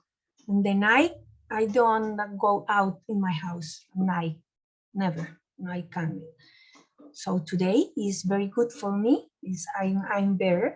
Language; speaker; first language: English; non-native, learner; Spanish